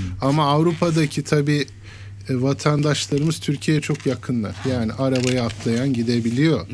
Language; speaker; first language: Turkish; native; Turkish